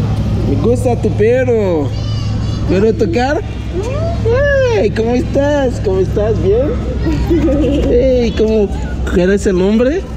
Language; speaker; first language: Spanish; non-native, learner; Haitian Creole